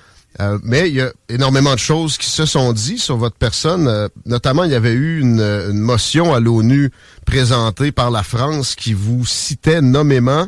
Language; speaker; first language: French; native; French